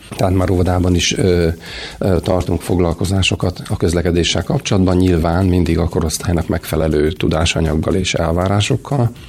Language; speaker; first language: Hungarian; native; Hungarian